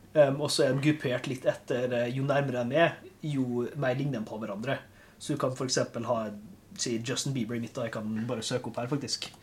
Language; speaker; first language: Norwegian; native; Norwegian